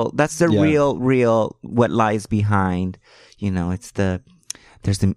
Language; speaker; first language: English; early bilingual, other home language; Spanish